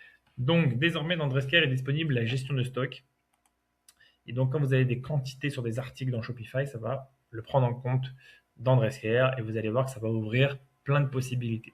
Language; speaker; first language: French; native; French